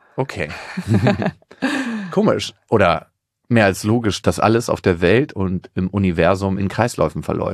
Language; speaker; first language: German; native; German